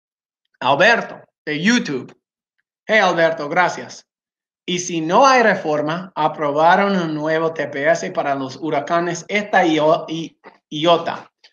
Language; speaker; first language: Spanish; non-native, fluent; English